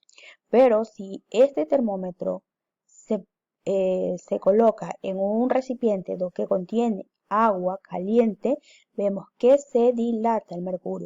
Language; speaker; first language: Spanish; native; Spanish